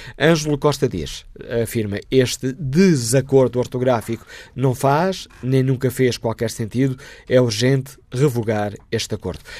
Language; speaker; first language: Portuguese; native; Portuguese